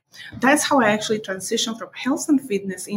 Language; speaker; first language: English; non-native, fluent; Spanish